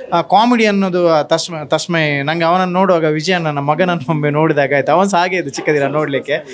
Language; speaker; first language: Kannada; non-native, local second language; Tulu